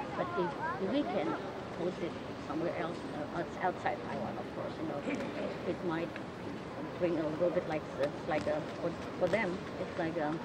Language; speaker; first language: English; non-native, fluent; Chinese